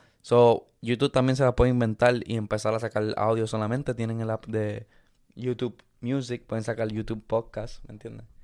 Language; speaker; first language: Spanish; early bilingual, other home language; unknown